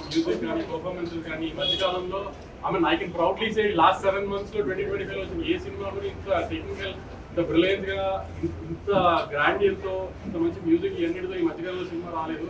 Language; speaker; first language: Telugu; native; Telugu